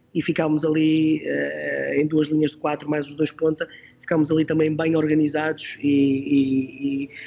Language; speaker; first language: Portuguese; native; Portuguese